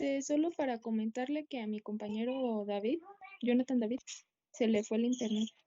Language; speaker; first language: Spanish; native; Spanish